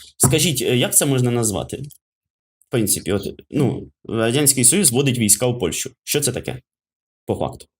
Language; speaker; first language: Ukrainian; native; Ukrainian